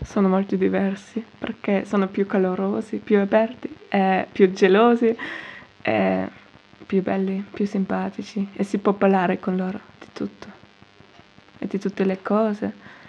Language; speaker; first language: Italian; non-native, fluent; German